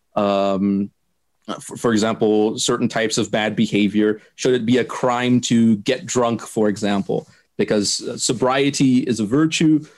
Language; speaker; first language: English; non-native, fluent; German